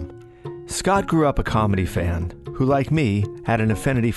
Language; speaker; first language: English; native; English